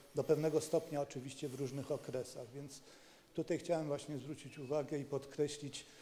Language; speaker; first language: Polish; native; Polish